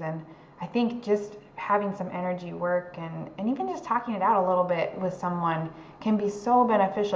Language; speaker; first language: English; native; English